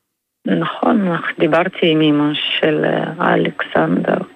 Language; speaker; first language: Hebrew; non-native, fluent; Russian